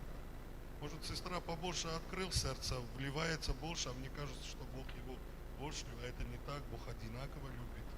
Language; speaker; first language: Russian; non-native, fluent; Armenian